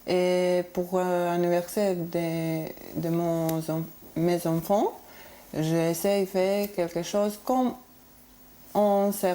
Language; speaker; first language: French; non-native, learner; Serbian